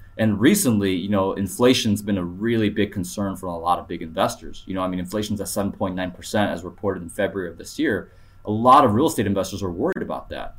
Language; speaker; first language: English; early bilingual, other home language; Korean